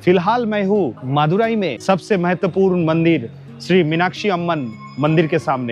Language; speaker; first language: Hindi; non-native, local second language; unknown